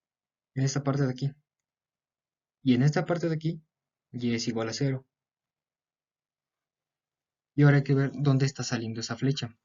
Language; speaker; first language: Spanish; native; Spanish